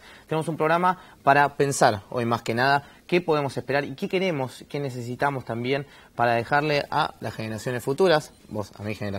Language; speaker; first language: Spanish; native; Spanish